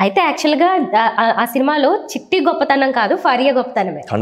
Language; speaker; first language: Telugu; native; Telugu